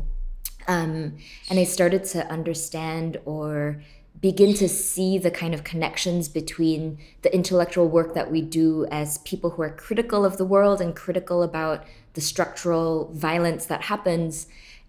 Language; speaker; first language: English; native; English